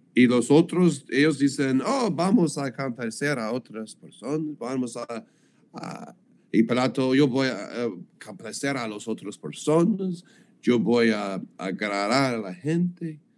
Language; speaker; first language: Spanish; non-native, learner; English